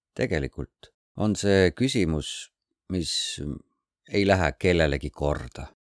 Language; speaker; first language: Estonian; non-native, fluent; Korean